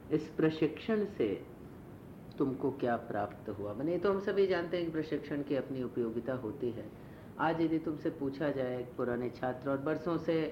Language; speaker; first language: Hindi; native; Hindi